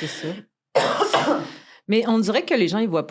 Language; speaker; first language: French; native; French